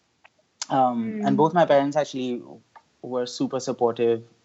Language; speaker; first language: English; non-native, local second language; Hindi